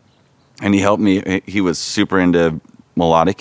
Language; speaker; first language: English; native; English